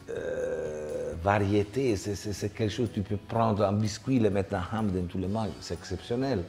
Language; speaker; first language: French; non-native, fluent; Italian